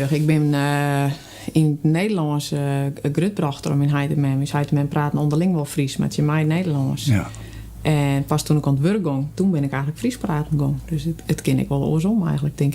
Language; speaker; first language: Dutch; native; Dutch